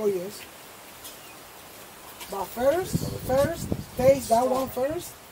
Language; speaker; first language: English; non-native, fluent; Spanish